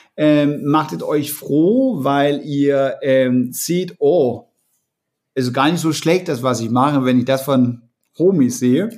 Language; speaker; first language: German; non-native, fluent; Danish